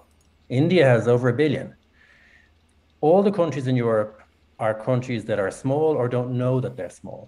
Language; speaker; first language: English; native; English